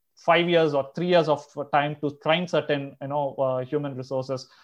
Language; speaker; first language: English; non-native, local second language; Telugu